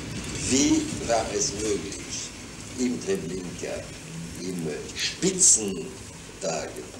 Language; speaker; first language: German; non-native, fluent; French